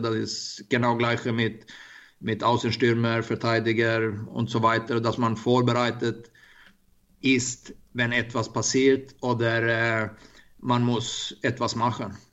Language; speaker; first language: German; non-native, learner; Swedish